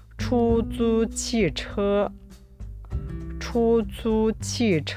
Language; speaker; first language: Chinese; non-native, fluent; Japanese